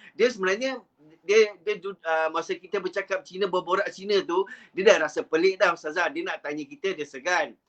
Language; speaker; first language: Malay; non-native, local second language; Chinese